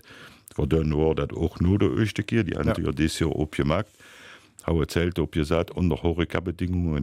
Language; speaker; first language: German; native; German